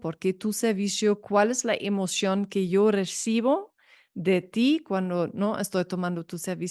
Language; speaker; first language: Spanish; non-native, fluent; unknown